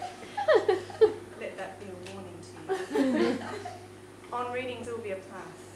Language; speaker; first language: English; native; English